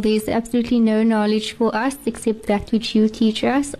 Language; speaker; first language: English; native; English